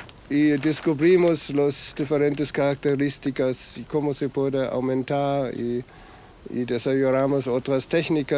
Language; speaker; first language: Spanish; non-native, fluent; German